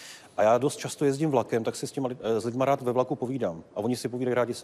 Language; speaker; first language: Czech; native; Czech